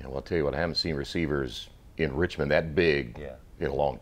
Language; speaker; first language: English; native; English